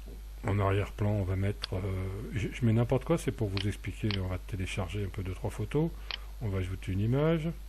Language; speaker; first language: French; native; French